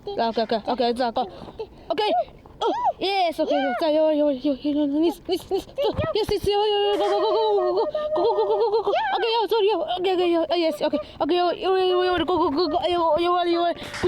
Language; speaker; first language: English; non-native, learner; Mongolian